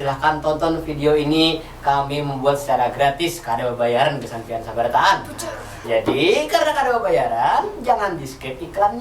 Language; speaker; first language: Indonesian; non-native, local second language; Banjar